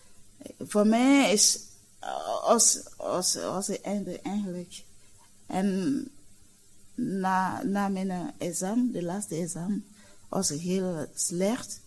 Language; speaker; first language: Dutch; non-native, learner; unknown